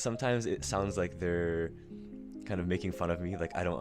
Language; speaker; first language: English; early bilingual, other home language; Japanese